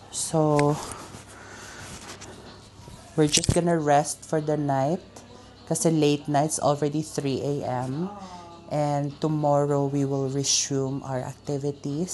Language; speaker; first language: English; non-native, local second language; Filipino